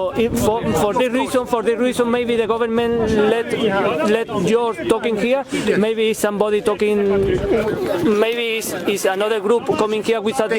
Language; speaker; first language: English; non-native, learner; Spanish